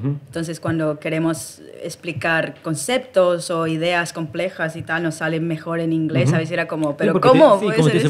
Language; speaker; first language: Spanish; early bilingual, heritage; Spanish